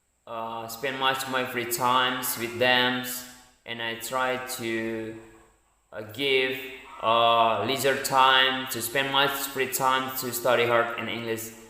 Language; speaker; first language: English; non-native, learner; Indonesian